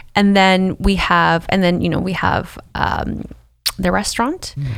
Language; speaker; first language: English; early bilingual, other home language; Spanish